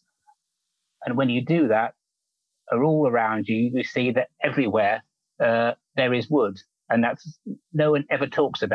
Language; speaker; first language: English; native; English